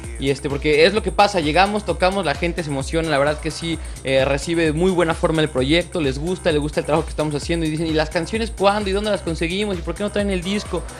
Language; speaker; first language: Spanish; native; Spanish